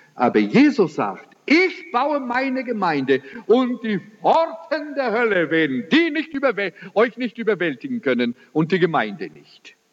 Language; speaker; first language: German; early bilingual, heritage; German